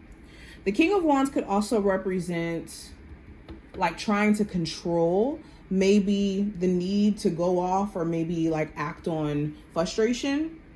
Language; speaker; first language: English; native; English